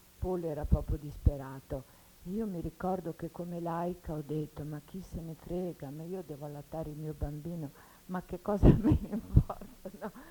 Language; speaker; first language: Italian; native; Italian